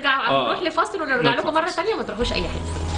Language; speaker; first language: Arabic; native; Arabic